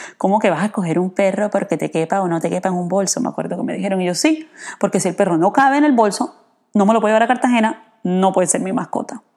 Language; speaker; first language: Spanish; native; Spanish